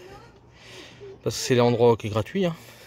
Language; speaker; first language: French; native; French